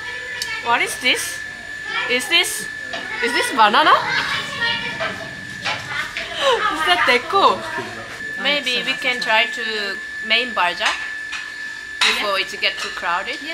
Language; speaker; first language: English; non-native, learner; Korean